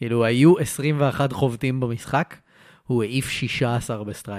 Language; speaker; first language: Hebrew; native; Hebrew